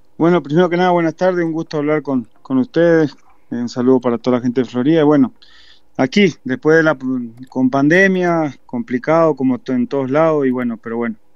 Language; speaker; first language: Spanish; native; Spanish